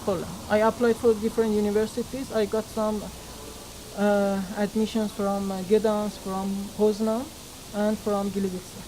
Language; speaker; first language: English; non-native, learner; Persian